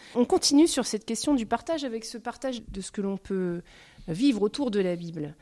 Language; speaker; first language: French; native; French